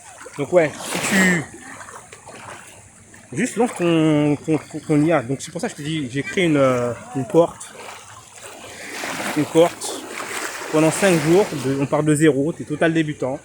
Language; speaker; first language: French; native; French